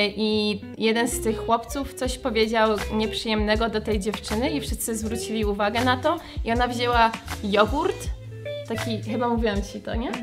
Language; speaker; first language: Polish; early bilingual, heritage; Polish